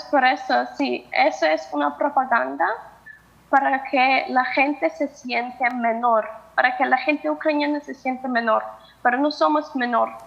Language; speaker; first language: Spanish; non-native, fluent; Ukrainian